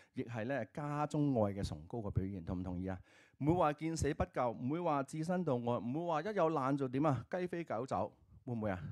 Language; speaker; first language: Cantonese; native; Cantonese